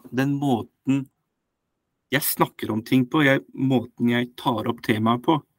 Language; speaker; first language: Norwegian; early bilingual, other home language; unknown